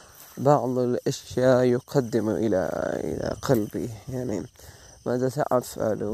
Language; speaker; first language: Arabic; non-native, learner; Malay